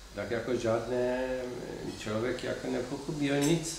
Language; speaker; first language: Czech; non-native, fluent; Persian